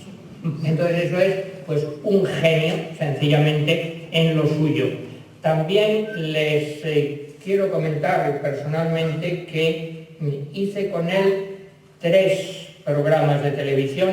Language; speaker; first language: Spanish; native; Spanish